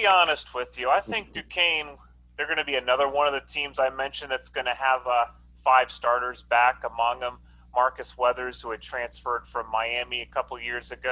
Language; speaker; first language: English; native; English